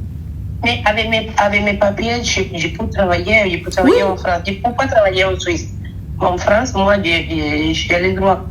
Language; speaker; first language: French; non-native, fluent; Spanish